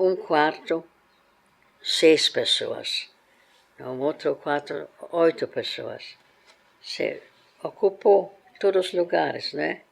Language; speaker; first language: Portuguese; non-native, fluent; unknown